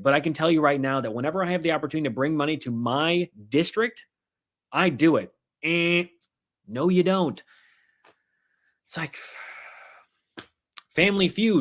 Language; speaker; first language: English; native; English